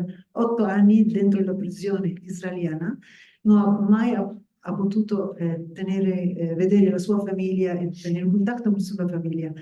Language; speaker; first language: Italian; non-native, fluent; Spanish